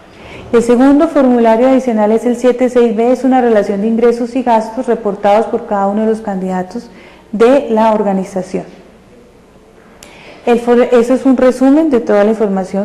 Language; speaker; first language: Spanish; native; Spanish